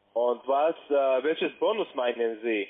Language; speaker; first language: German; non-native, learner; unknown